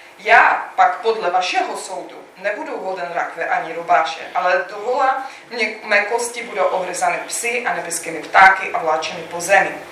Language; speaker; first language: Czech; non-native, fluent; Russian